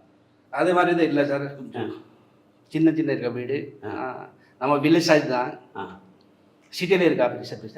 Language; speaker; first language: Tamil; non-native, learner; Hindi